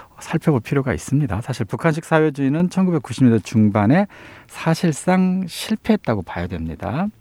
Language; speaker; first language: Korean; native; Korean